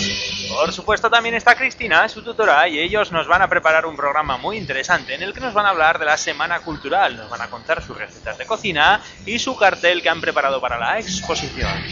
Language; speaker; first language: Spanish; native; Spanish